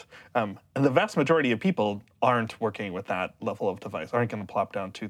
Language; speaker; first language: English; native; English